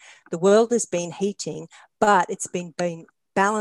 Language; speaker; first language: English; native; English